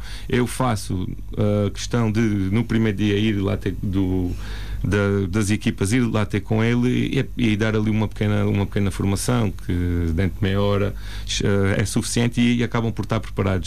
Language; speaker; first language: Portuguese; native; Portuguese